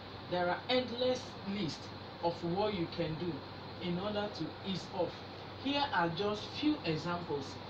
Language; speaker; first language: English; non-native, local second language; Igbo